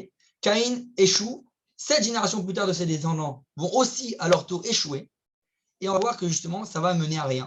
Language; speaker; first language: French; native; French